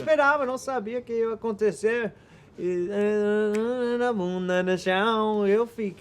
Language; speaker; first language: Portuguese; non-native, learner; Spanish